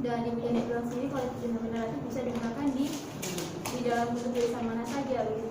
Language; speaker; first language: Indonesian; native; Indonesian